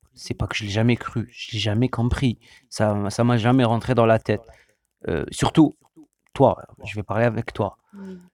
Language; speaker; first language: French; non-native, local second language; Arabic